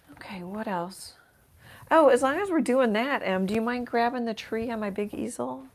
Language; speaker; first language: English; native; English